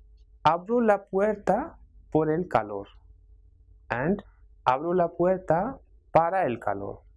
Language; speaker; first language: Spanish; non-native, fluent; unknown